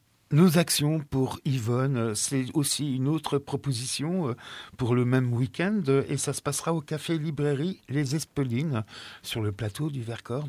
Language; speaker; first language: French; native; French